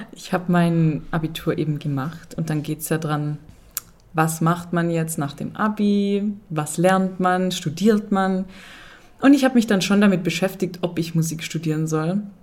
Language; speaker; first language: German; native; German